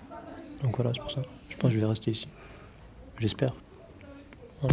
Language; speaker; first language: French; early bilingual, other home language; Arabic